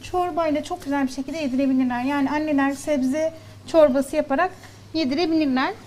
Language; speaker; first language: Turkish; native; Turkish